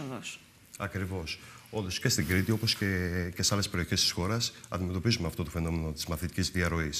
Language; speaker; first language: Greek; native; Greek